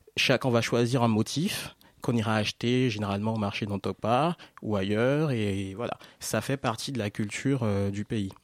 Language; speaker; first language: French; non-native, local second language; Fon